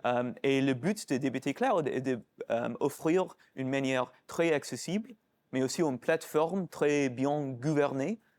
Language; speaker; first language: French; non-native, fluent; English